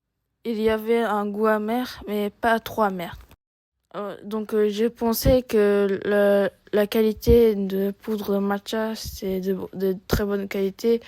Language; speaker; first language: French; non-native, learner; Japanese